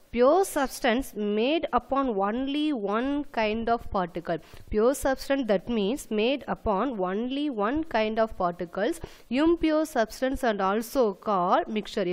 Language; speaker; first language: English; non-native, local second language; Tamil